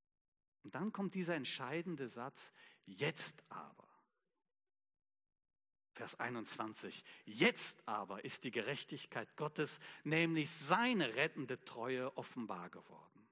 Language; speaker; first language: German; native; German